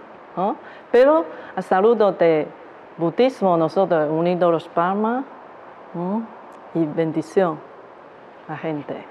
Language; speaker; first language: Spanish; non-native, learner; Chinese